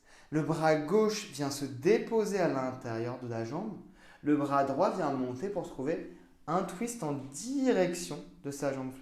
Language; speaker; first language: French; native; French